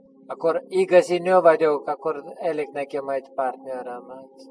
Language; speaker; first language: Hungarian; non-native, fluent; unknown